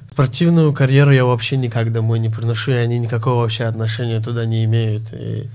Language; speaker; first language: Russian; early bilingual, other home language; Azerbaijani